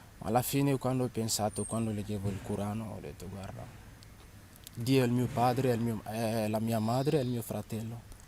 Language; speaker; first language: Italian; non-native, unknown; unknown